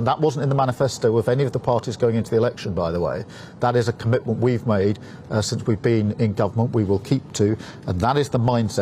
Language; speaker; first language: English; native; English